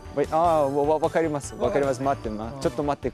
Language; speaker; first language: Japanese; non-native, learner; Portuguese